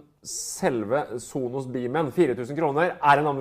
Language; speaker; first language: Norwegian; native; Norwegian